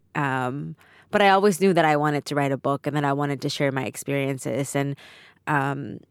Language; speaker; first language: English; early bilingual, other home language; Spanish